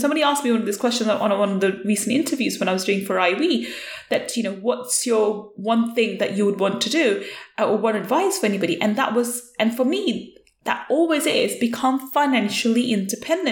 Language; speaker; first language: English; native; English